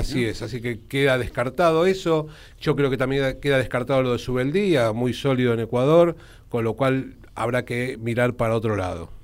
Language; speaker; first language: Spanish; native; Spanish